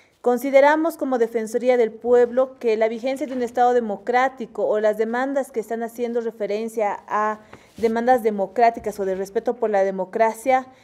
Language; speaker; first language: Spanish; native; Spanish